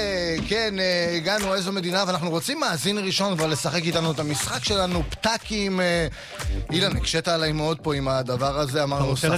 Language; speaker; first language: Hebrew; native; Hebrew